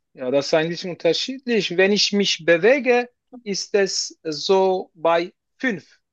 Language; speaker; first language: German; non-native, learner; Turkish